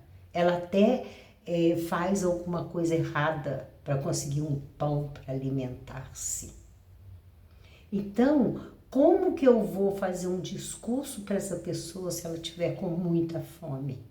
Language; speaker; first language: Portuguese; native; Portuguese